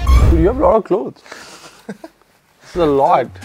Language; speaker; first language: English; non-native, local second language; Hindi